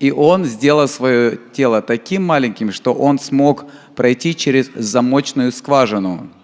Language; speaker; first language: Russian; native; Russian